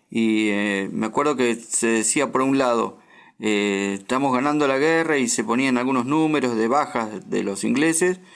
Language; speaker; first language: Spanish; native; Spanish